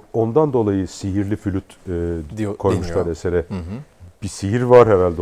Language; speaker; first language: Turkish; native; Turkish